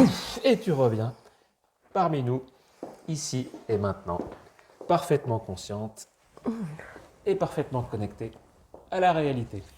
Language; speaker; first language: French; native; French